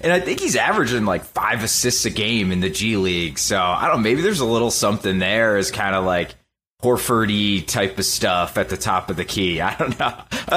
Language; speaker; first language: English; native; English